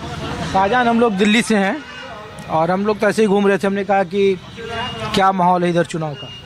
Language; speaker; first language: Hindi; native; Hindi